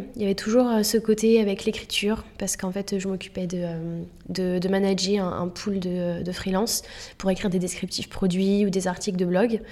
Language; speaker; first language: French; native; French